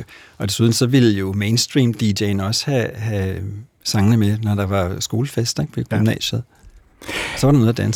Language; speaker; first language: Danish; native; Danish